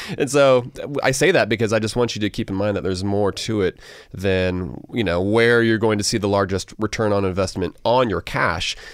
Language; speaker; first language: English; native; English